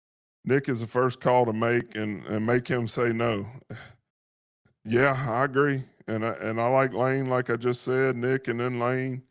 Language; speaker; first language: English; native; English